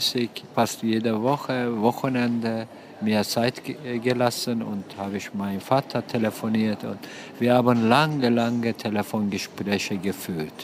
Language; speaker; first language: German; non-native, fluent; Turkish